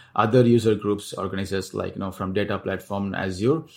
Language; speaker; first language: English; non-native, local second language; Tamil